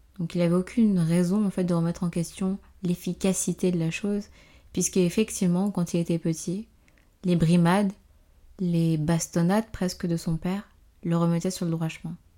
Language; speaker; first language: French; native; French